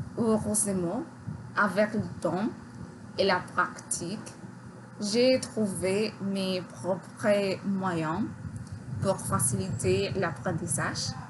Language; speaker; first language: French; non-native, learner; Spanish